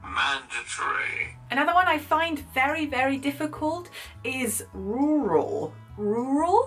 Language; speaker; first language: English; non-native, fluent; German